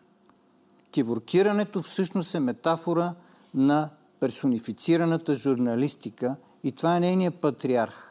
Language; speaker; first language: Bulgarian; native; Bulgarian